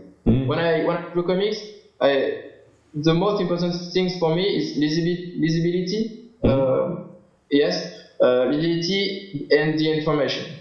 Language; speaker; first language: English; non-native, learner; French